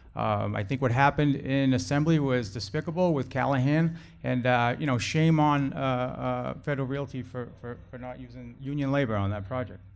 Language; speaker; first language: English; native; English